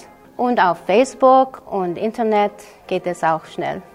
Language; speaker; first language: German; early bilingual, heritage; German